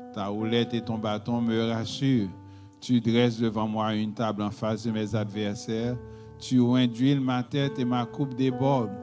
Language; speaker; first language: French; non-native, local second language; Haitian Creole